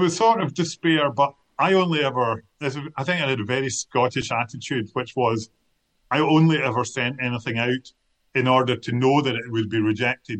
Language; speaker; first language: English; native; English